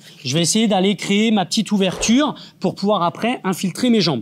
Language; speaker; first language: French; native; French